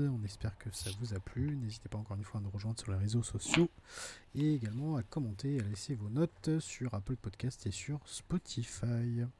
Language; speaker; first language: French; native; French